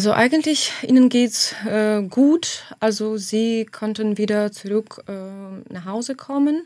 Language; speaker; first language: German; non-native, fluent; Ukrainian